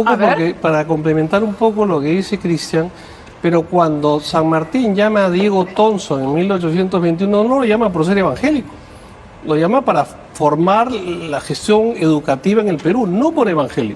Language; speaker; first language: Spanish; native; Spanish